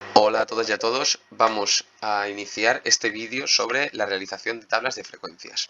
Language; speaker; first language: Spanish; native; Spanish